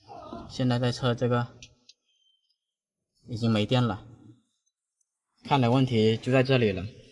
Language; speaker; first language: Chinese; native; Chinese